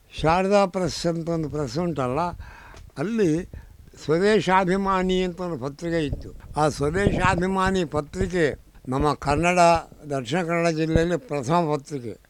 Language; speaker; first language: Kannada; non-native, local second language; Tulu